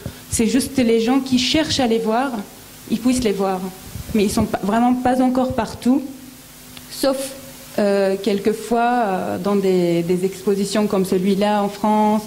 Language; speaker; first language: French; non-native, fluent; Arabic